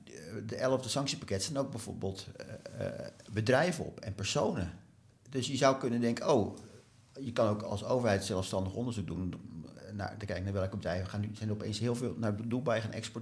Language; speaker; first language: Dutch; native; Dutch